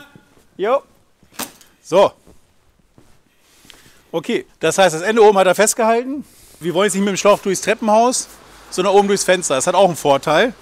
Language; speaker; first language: German; native; German